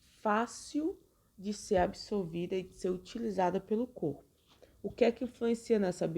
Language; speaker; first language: Portuguese; native; Portuguese